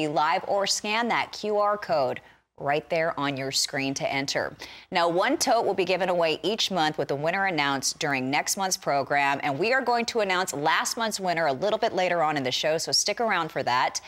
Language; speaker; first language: English; native; English